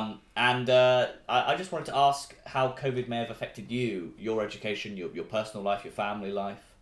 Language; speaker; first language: English; native; English